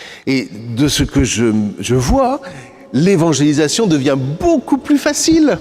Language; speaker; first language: French; native; French